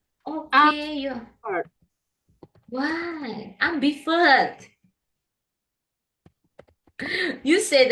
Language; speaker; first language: English; non-native, learner; Indonesian